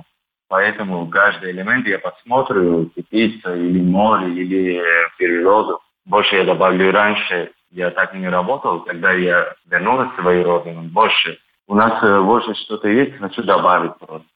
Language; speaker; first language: Russian; non-native, learner; Turkish